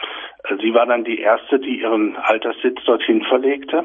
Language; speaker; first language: German; native; German